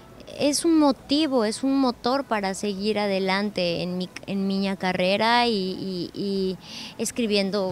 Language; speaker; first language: Portuguese; non-native, learner; Spanish